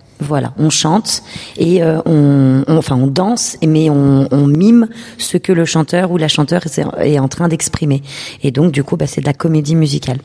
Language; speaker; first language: French; early bilingual, other home language; Urdu